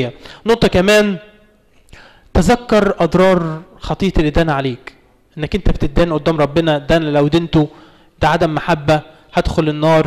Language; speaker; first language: Arabic; native; Arabic